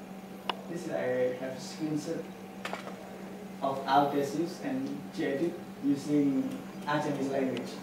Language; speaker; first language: English; non-native, fluent; Indonesian